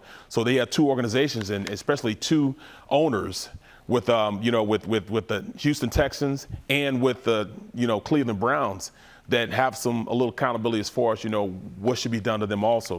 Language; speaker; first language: English; native; English